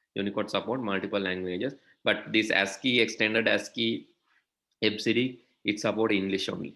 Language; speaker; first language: English; non-native, local second language; Sinhala